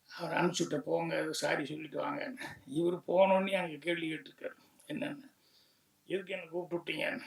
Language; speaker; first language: Tamil; native; Tamil